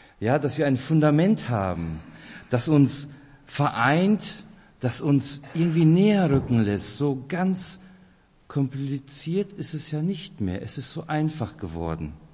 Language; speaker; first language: German; early bilingual, other home language; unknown